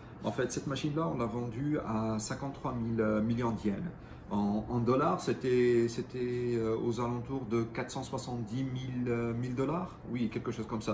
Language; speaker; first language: French; non-native, local second language; Arabic